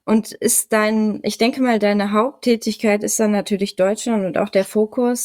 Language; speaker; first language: German; native; German